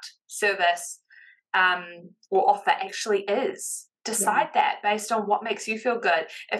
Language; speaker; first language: English; native; English